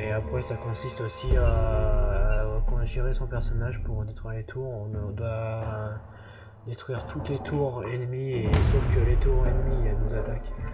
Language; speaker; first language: French; native; French